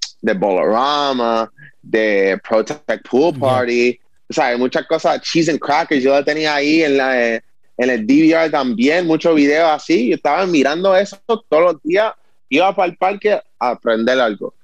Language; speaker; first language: Spanish; early bilingual, heritage; Spanish